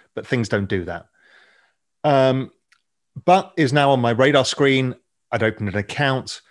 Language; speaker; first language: English; native; English